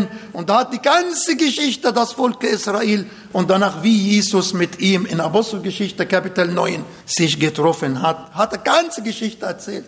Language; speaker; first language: German; non-native, fluent; Arabic